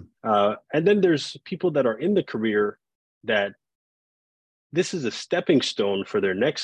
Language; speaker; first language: English; non-native, local second language; Yoruba